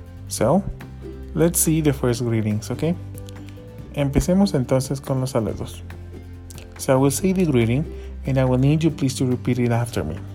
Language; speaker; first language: English; non-native, fluent; Spanish